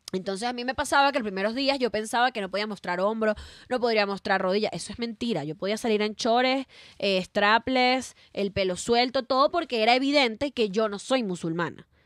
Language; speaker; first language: Spanish; native; Spanish